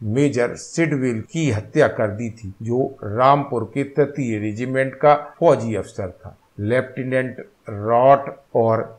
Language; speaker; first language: Hindi; native; Hindi